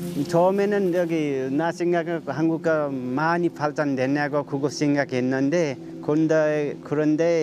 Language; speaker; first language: Korean; non-native, learner; Nepali